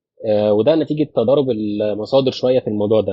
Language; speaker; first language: Arabic; native; Arabic